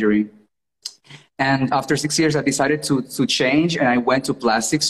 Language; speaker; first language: English; non-native, fluent; Spanish